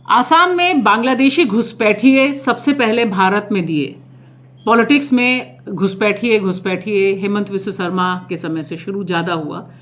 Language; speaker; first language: Hindi; native; Hindi